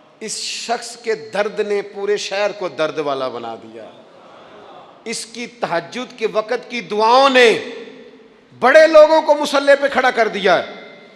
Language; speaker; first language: Urdu; non-native, local second language; Punjabi